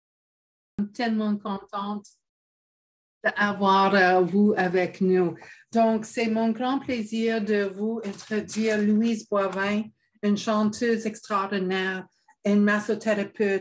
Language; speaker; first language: French; non-native, fluent; English